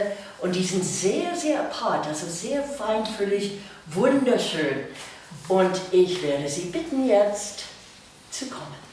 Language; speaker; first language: German; non-native, fluent; English